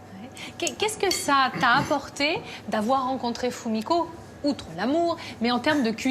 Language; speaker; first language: French; native; French